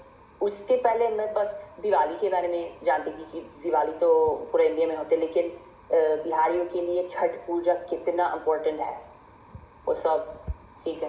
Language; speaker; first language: Hindi; non-native, fluent; English